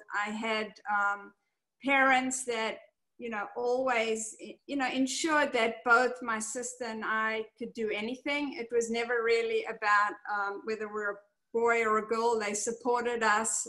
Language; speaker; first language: English; native; English